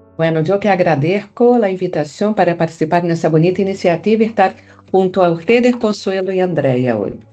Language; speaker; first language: Spanish; non-native, fluent; Portuguese